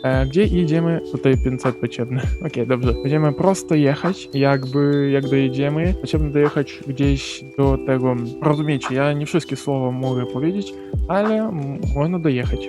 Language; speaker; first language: Polish; non-native, learner; Ukrainian